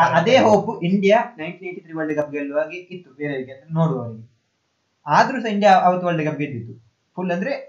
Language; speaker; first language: Kannada; non-native, local second language; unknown